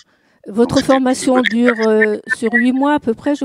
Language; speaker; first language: French; native; French